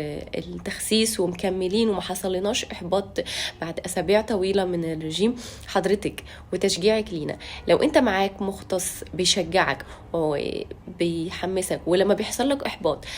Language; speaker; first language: Arabic; native; Arabic